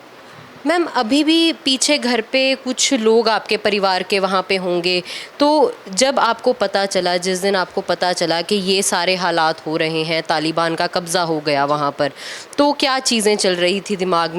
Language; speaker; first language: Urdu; non-native, local second language; Punjabi